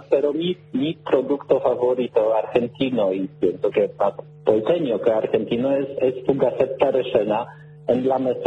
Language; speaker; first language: Spanish; non-native, learner; Polish